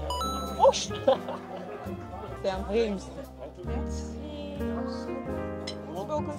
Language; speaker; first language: French; non-native, learner; English